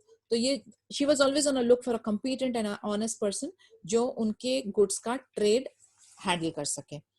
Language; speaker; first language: English; non-native, local second language; Urdu